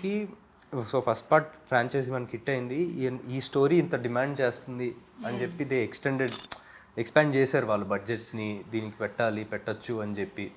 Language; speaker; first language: Telugu; native; Telugu